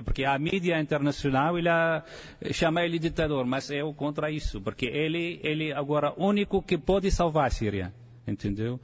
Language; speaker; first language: Portuguese; non-native, fluent; Arabic